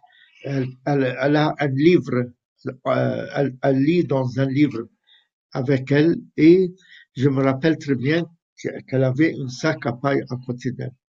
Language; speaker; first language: French; non-native, fluent; Arabic